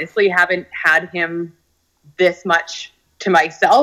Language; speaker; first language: English; native; English